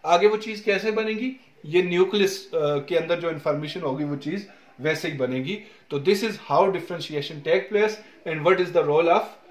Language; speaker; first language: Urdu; non-native, local second language; Punjabi